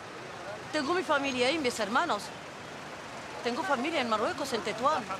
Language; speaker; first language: Spanish; non-native, local second language; Arabic